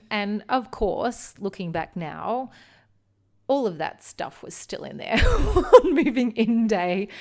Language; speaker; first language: English; native; English